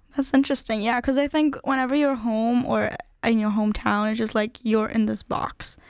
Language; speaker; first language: English; non-native, fluent; German